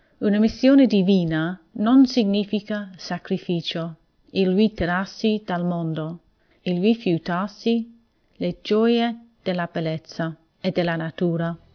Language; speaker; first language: Italian; non-native, fluent; English